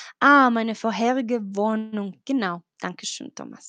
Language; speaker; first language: German; non-native, fluent; Spanish